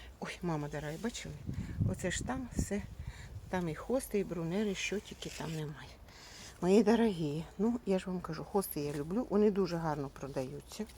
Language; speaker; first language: Ukrainian; native; Ukrainian